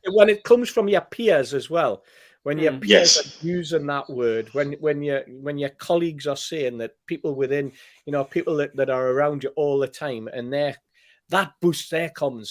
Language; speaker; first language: English; native; English